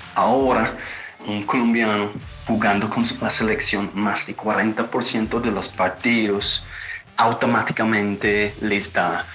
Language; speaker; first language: Spanish; non-native, fluent; English